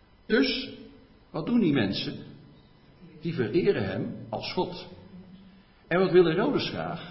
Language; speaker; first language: Dutch; native; Dutch